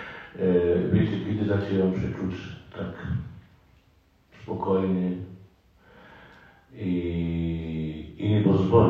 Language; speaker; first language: Polish; non-native, fluent; Arabic